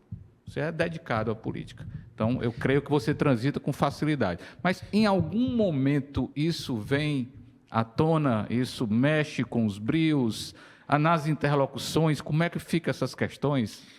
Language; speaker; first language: Portuguese; native; Portuguese